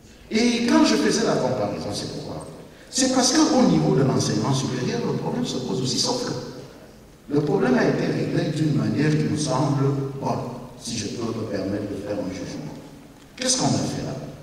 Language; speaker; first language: French; native; French